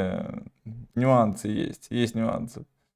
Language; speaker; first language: Russian; native; Russian